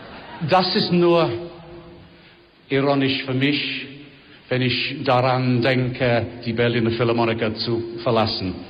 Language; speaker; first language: German; non-native, fluent; English